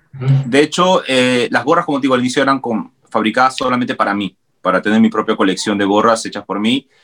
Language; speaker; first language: Spanish; native; Spanish